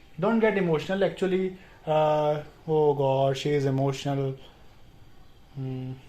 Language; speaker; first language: English; non-native, local second language; Hindi